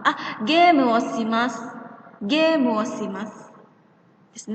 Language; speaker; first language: Japanese; non-native, fluent; Indonesian